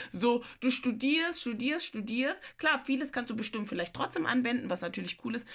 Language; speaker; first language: German; early bilingual, other home language; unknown